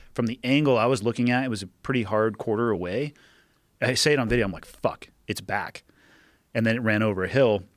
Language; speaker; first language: English; native; English